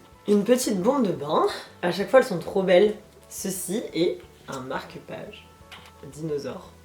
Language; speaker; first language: French; native; French